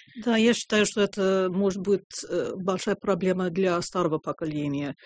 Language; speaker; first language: Russian; non-native, fluent; English